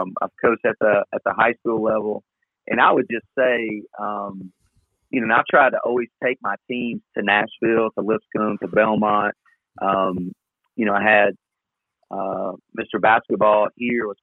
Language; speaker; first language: English; native; English